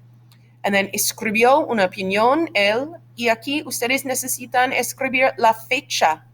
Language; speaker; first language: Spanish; non-native, fluent; English